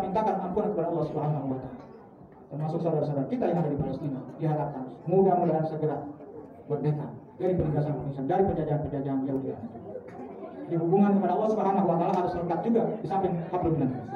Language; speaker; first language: Indonesian; native; Indonesian